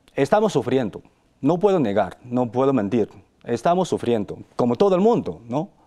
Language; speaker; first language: Spanish; non-native, fluent; Chinese